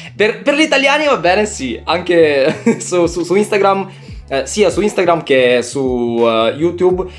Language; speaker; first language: Italian; non-native, fluent; Russian